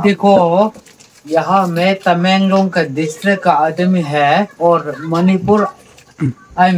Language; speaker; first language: Hindi; non-native, local second language; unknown